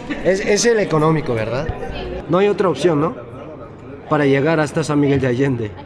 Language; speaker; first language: Spanish; non-native, fluent; Korean